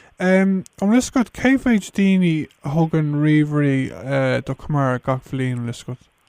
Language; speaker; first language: Irish; non-native, local second language; English